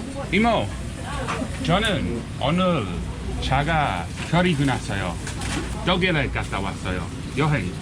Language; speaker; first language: Korean; non-native, learner; English